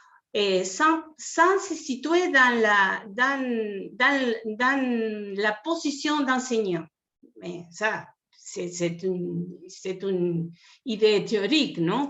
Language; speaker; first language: French; non-native, fluent; Spanish